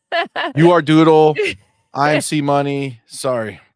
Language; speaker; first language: English; native; English